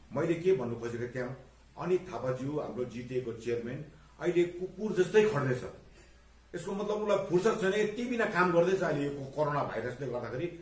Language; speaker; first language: Nepali; native; Nepali